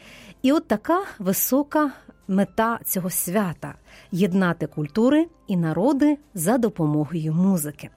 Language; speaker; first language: Ukrainian; native; Ukrainian